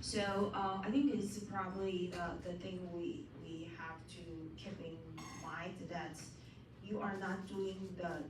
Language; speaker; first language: English; non-native, fluent; Chinese